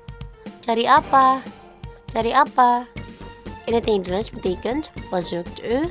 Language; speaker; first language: Dutch; non-native, learner; Indonesian